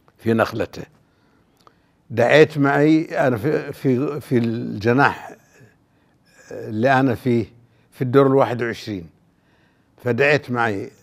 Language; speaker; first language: Arabic; native; Arabic